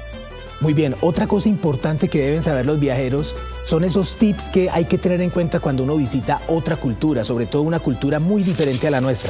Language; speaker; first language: Spanish; native; Spanish